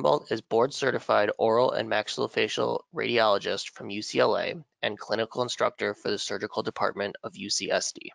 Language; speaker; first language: English; native; English